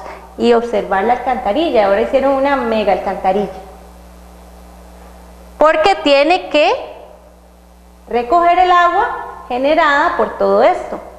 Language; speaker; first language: Spanish; native; Spanish